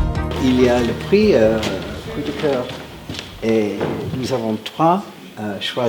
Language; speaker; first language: French; non-native, fluent; English